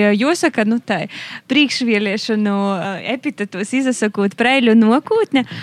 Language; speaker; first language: Latvian; native; Latvian